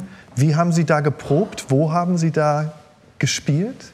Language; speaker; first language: German; native; German